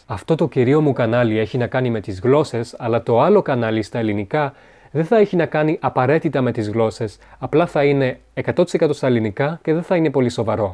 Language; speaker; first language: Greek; non-native, fluent; French